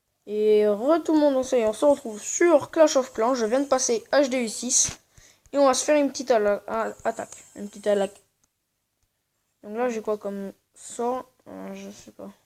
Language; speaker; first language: French; native; French